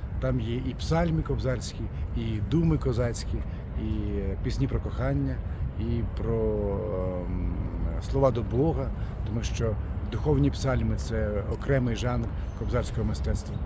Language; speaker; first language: Ukrainian; native; Ukrainian